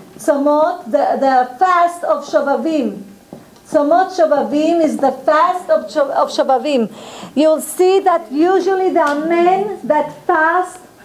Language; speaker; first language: English; non-native, fluent; Hebrew